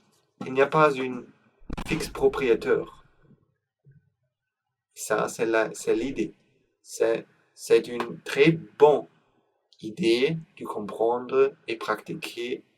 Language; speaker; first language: French; non-native, learner; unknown